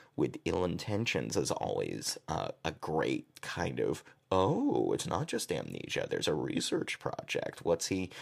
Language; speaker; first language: English; native; English